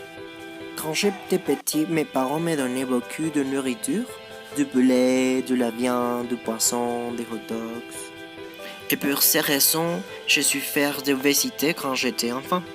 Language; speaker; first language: French; non-native, learner; Spanish